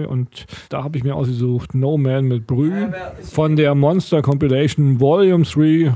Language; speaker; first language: German; native; German